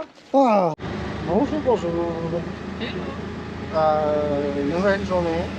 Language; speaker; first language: French; native; French